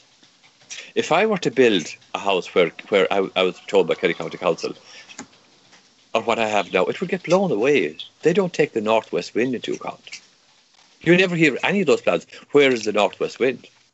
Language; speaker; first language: English; non-native, local second language; Irish